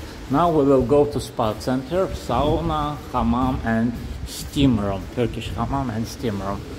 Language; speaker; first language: English; non-native, learner; Russian